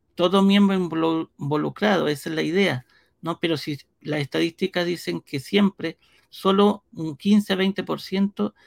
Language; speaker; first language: Spanish; early bilingual, heritage; Spanish